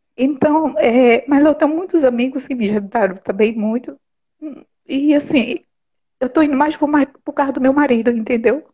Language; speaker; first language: Portuguese; native; Portuguese